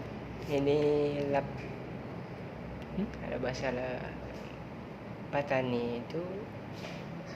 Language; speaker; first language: Indonesian; non-native, learner; Malay